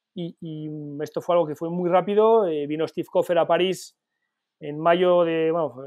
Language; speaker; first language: Spanish; early bilingual, heritage; Spanish